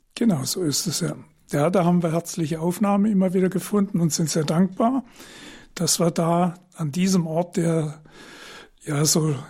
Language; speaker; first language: German; native; German